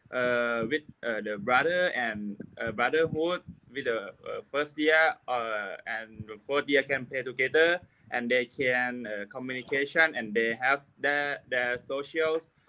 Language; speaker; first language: English; non-native, learner; Thai